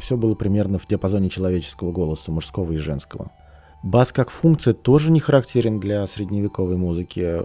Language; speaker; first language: Russian; native; Russian